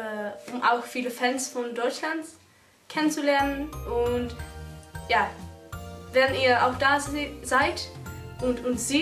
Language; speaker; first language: German; non-native, fluent; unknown